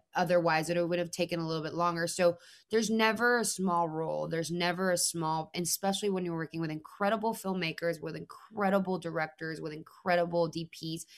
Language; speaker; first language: English; non-native, fluent; Spanish